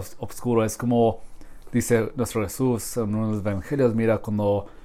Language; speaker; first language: Spanish; non-native, learner; English